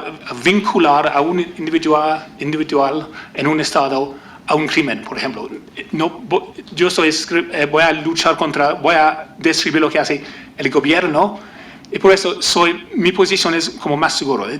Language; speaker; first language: Spanish; non-native, learner; English